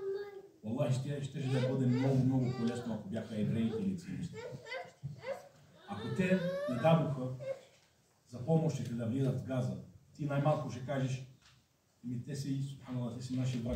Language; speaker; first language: Bulgarian; non-native, fluent; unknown